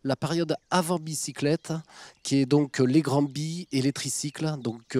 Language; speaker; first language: French; native; French